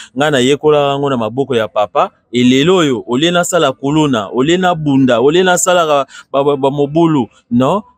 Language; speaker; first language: Lingala; native; Lingala